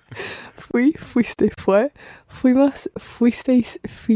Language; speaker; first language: Spanish; non-native, learner; English